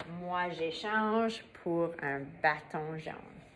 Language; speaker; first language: French; non-native, fluent; English